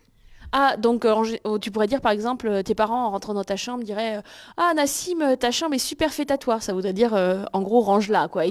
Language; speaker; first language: French; native; French